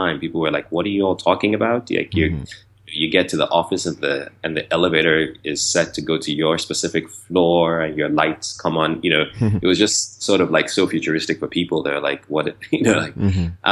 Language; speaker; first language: English; non-native, local second language; Yoruba